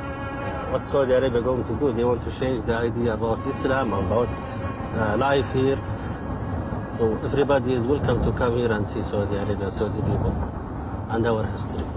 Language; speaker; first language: English; non-native, fluent; Arabic